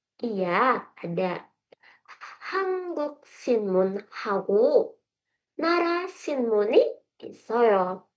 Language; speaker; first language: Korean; non-native, fluent; Indonesian